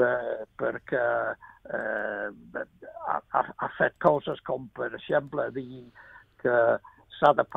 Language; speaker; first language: Catalan; non-native, fluent; English